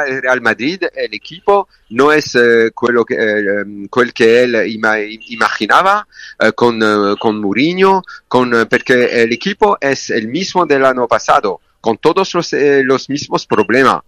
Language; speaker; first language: Spanish; non-native, learner; French